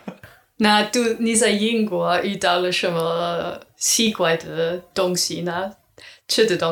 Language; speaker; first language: Chinese; non-native, learner; English